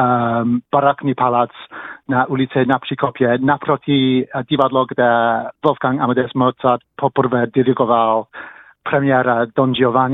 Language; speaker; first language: Czech; early bilingual, heritage; English